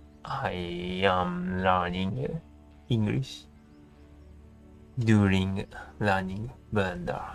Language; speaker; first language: English; non-native, learner; Japanese